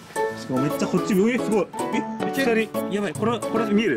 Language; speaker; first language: Japanese; native; Japanese